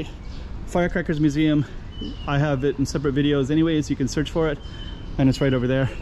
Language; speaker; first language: English; native; English